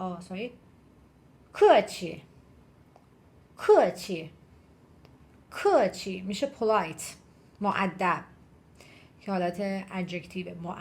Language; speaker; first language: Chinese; non-native, fluent; Persian